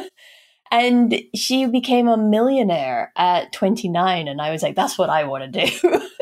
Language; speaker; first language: English; native; English